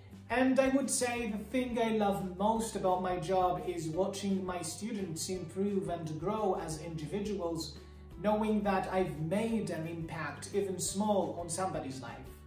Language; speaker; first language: English; non-native, fluent; Arabic